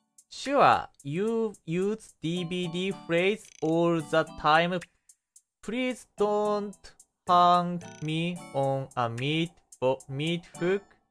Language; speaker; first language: English; non-native, learner; Japanese